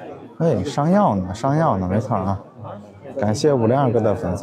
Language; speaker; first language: Chinese; native; Chinese